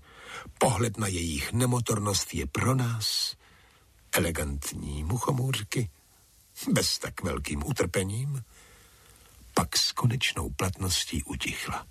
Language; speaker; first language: Czech; native; Czech